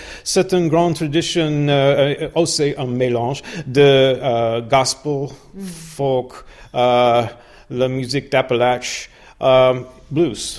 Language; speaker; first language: French; non-native, learner; English